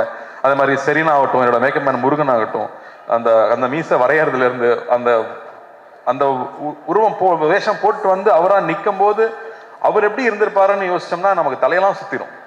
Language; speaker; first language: Tamil; native; Tamil